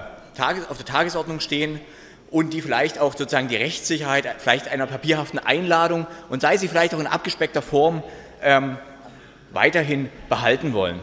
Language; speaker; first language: German; native; German